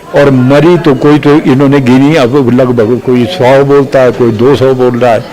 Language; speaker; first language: Hindi; native; Hindi